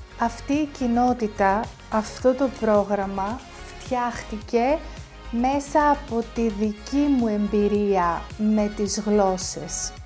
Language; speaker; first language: Greek; native; Greek